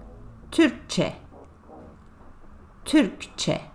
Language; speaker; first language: Turkish; non-native, fluent; English